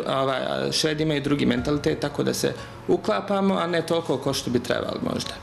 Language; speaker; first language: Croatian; early bilingual, heritage; Bosnian